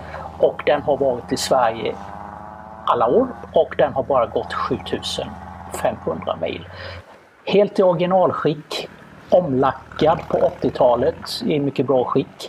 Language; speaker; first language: Swedish; native; Swedish